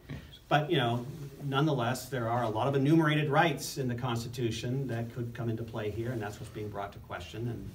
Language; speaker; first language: English; native; English